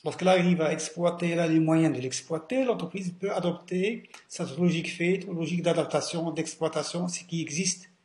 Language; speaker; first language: French; non-native, local second language; Arabic